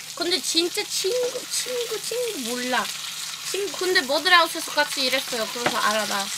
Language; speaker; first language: Korean; non-native, learner; Swedish